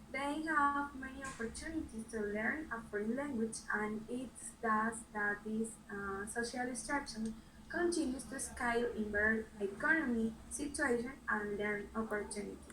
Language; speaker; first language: English; non-native, learner; Spanish